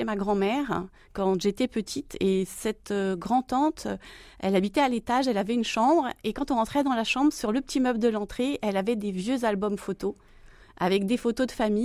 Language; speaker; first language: French; native; French